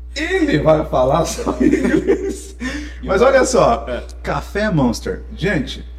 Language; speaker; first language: Portuguese; native; Portuguese